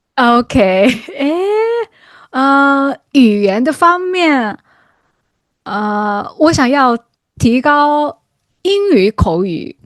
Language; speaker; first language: Chinese; non-native, fluent; Japanese